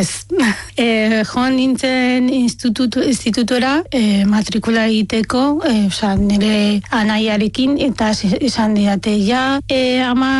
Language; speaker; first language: Basque; non-native, fluent; Arabic